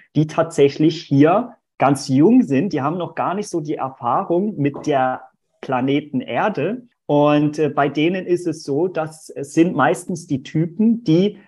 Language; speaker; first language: German; early bilingual, other home language; Portuguese